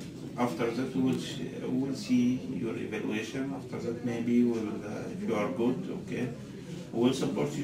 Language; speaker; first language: English; non-native, learner; Arabic